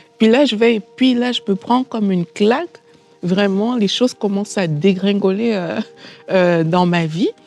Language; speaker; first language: French; native; French